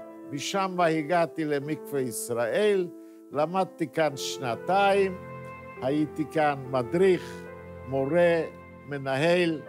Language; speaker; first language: Hebrew; non-native, fluent; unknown